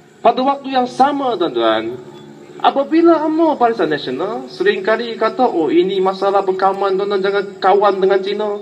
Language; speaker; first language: Malay; non-native, local second language; Chinese